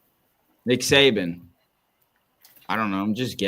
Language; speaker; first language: English; native; English